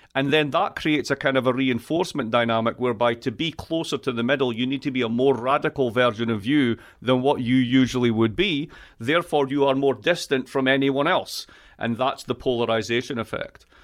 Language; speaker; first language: English; native; English